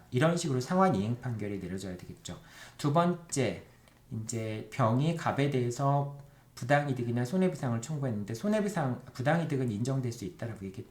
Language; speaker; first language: Korean; native; Korean